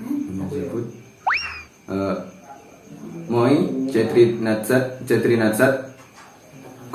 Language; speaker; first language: Russian; non-native, learner; Indonesian